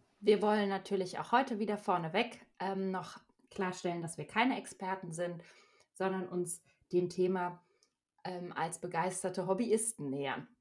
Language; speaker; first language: German; native; German